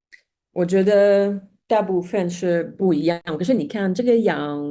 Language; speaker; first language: Chinese; non-native, fluent; Spanish